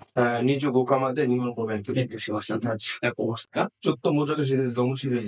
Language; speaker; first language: Japanese; non-native, learner; Bangla